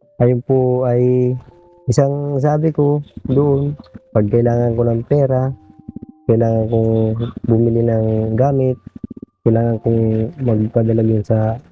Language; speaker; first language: Filipino; native; Filipino